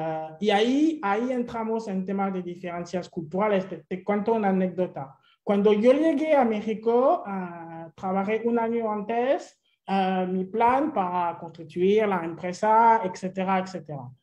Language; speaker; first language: Spanish; non-native, fluent; French